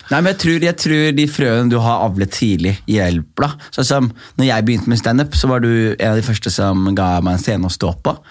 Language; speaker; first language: Norwegian; early bilingual, other home language; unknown